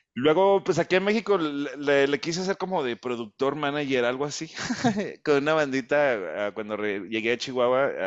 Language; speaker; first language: Spanish; early bilingual, heritage; Spanish